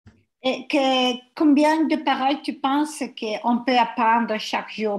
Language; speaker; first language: French; non-native, learner; Italian